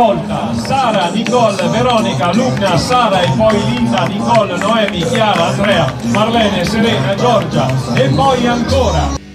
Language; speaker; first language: Italian; native; Italian